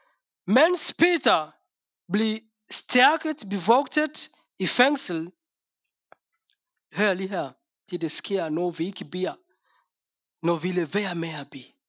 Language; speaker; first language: Danish; non-native, fluent; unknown